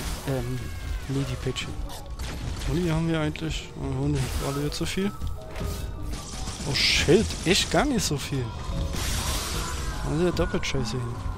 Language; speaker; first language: German; native; German